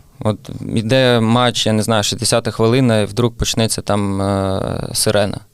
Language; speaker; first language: Ukrainian; non-native, local second language; Russian